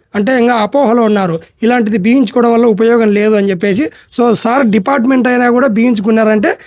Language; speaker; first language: Telugu; native; Telugu